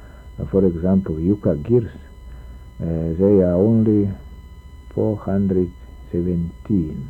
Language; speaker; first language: English; non-native, learner; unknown